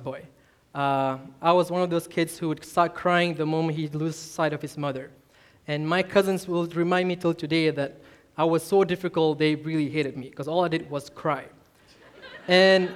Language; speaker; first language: English; non-native, local second language; Tamil